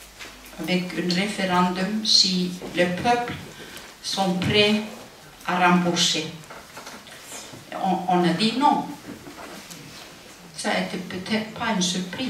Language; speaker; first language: French; non-native, fluent; Icelandic